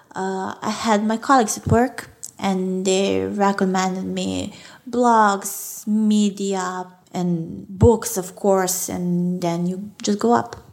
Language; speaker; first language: English; non-native, fluent; Serbian